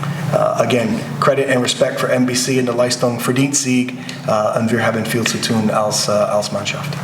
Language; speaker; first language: German; non-native, learner; English